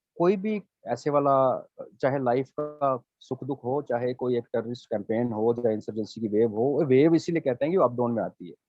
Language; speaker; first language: Hindi; non-native, local second language; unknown